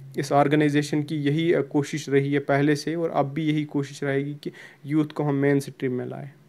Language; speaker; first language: Hindi; non-native, local second language; Kashmiri